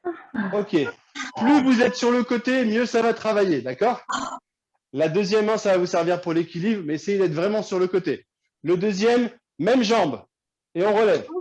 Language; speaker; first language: French; native; French